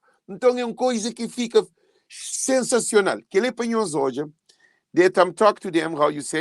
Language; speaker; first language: Portuguese; non-native, local second language; Kabuverdianu